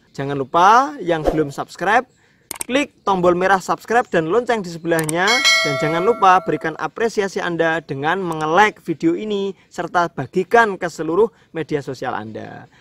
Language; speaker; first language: Indonesian; non-native, local second language; Javanese